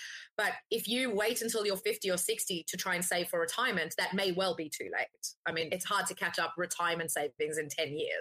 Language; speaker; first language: English; native; English